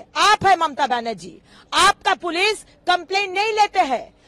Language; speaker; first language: Hindi; non-native, local second language; Bangla